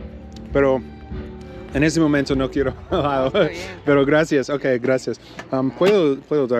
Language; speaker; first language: Spanish; non-native, learner; English